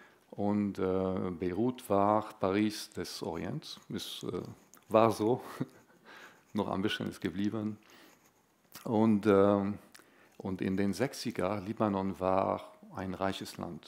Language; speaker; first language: German; non-native, fluent; Arabic